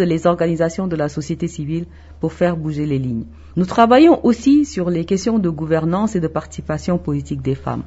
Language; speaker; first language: French; non-native, local second language; Wolof